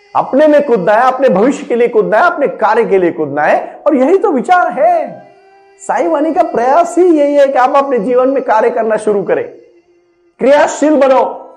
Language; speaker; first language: Hindi; non-native, local second language; Marathi